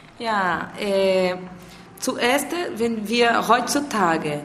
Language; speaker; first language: German; non-native, learner; Portuguese